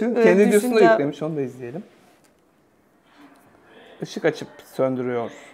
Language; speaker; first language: Turkish; native; Turkish